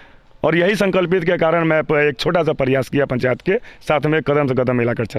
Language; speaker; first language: Hindi; native; Hindi